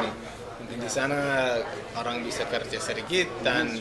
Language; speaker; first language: Indonesian; non-native, learner; English